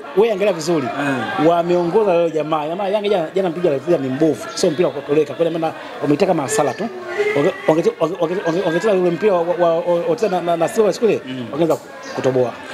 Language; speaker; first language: Swahili; native; Swahili